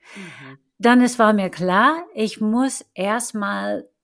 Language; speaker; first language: German; non-native, fluent; English